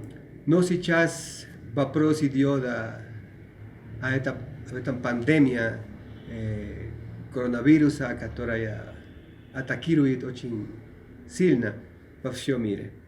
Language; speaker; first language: Russian; non-native, learner; Spanish